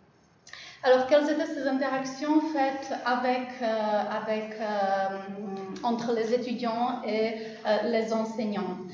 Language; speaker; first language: French; non-native, fluent; Czech